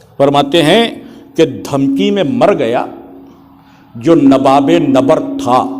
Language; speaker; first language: Urdu; native; Urdu